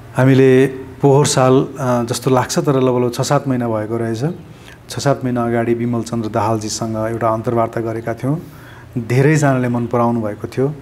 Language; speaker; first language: Nepali; native; Nepali